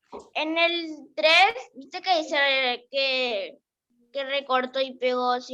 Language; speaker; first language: Spanish; native; Spanish